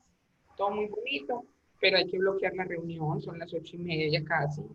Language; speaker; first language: Spanish; native; Spanish